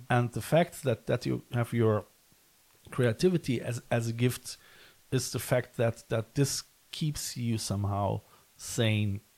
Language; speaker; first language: English; non-native, fluent; German